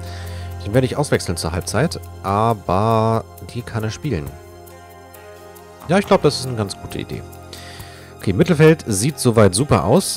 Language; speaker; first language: German; native; German